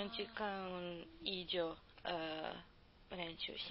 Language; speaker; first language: Japanese; non-native, learner; Serbian